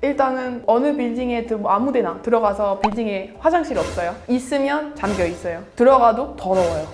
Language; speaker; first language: Korean; non-native, fluent; French